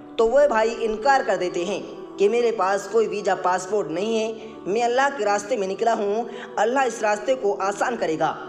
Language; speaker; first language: Hindi; native; Hindi